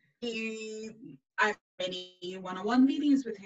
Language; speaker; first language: English; non-native, fluent; Portuguese